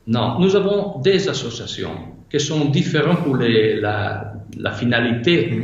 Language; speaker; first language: French; non-native, fluent; Italian